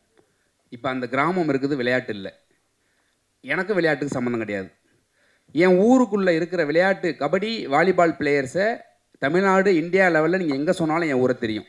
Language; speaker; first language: Tamil; native; Tamil